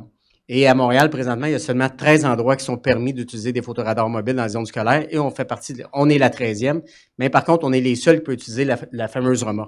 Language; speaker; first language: French; native; French